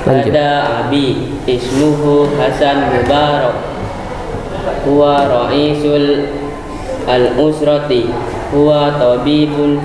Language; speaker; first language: Arabic; non-native, learner; Indonesian